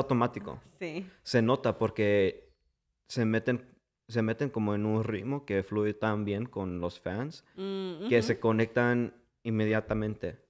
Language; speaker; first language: Spanish; early bilingual, heritage; English